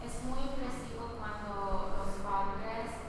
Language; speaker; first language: Spanish; early bilingual, heritage; Spanish